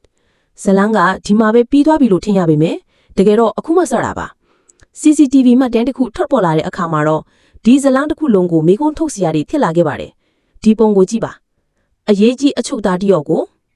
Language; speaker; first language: Burmese; native; Burmese